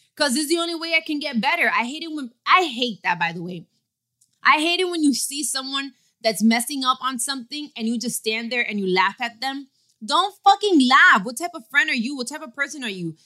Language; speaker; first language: English; early bilingual, other home language; Spanish